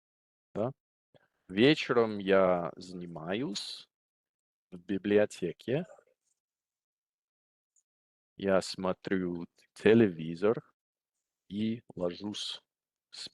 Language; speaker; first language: Russian; non-native, fluent; English